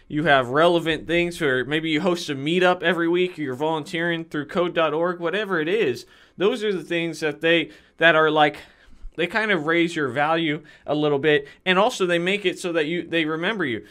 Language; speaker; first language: English; native; English